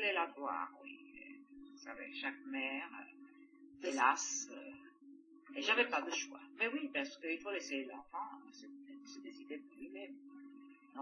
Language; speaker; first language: French; non-native, fluent; Greek